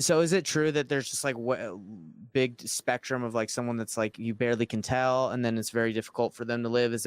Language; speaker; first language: English; native; English